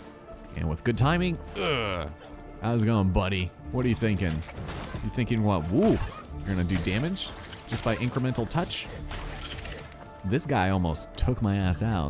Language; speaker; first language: English; native; English